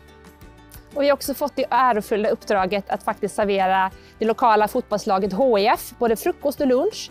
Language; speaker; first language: Swedish; native; Swedish